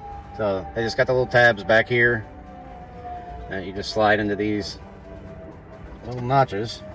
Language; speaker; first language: English; native; English